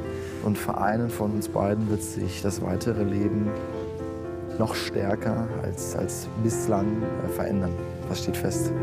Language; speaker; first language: German; native; German